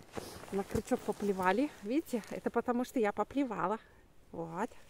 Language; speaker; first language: Russian; native; Russian